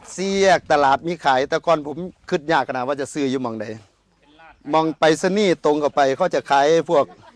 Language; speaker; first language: Thai; native; Thai